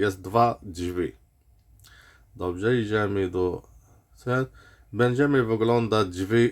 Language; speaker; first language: Polish; non-native, learner; Arabic